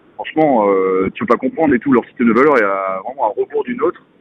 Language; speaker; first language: French; native; French